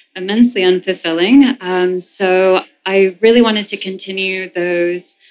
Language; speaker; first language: English; native; English